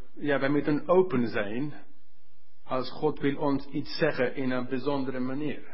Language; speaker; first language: Dutch; non-native, fluent; English